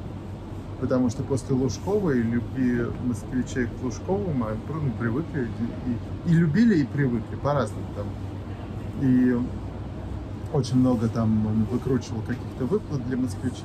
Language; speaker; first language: Russian; native; Russian